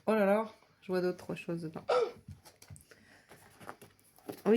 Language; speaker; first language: French; native; French